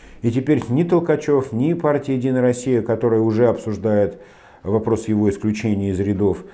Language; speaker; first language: Russian; native; Russian